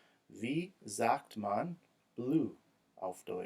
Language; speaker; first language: German; non-native, fluent; English